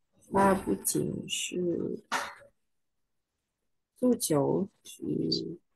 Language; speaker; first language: Chinese; non-native, learner; Vietnamese